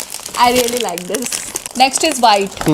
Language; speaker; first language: English; non-native, local second language; Hindi